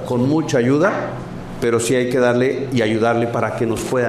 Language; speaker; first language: Spanish; native; Spanish